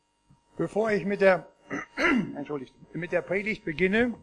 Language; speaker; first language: German; native; German